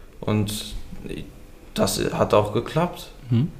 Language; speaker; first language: German; early bilingual, other home language; Dutch